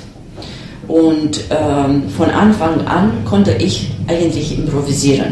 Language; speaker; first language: German; non-native, fluent; Romanian